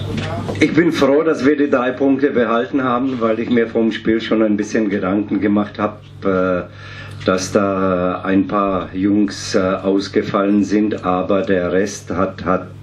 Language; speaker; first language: German; non-native, fluent; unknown